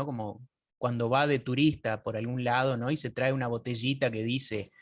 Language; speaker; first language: Spanish; native; Spanish